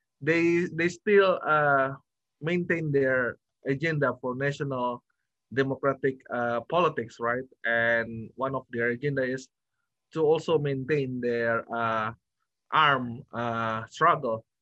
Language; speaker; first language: English; non-native, fluent; Indonesian